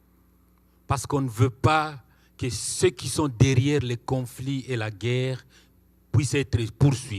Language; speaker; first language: French; non-native, local second language; Swahili